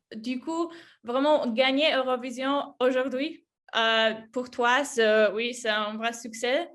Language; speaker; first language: French; non-native, fluent; Polish